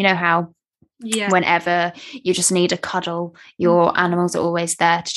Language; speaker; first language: English; native; English